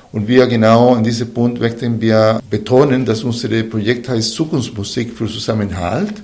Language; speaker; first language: German; non-native, fluent; Spanish